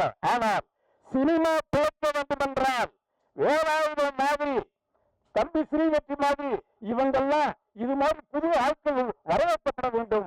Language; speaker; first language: Tamil; native; Tamil